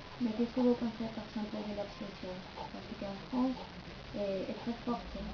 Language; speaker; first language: French; non-native, learner; Spanish